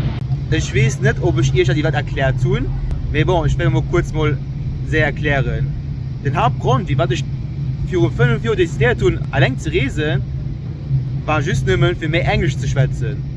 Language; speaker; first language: German; non-native, local second language; Luxembourgish